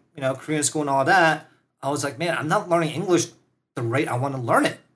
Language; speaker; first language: English; early bilingual, other home language; Korean